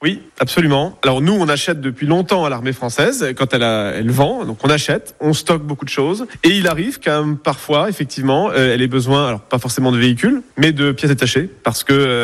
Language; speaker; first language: French; native; French